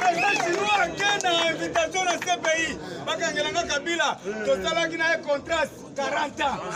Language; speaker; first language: Lingala; non-native, local second language; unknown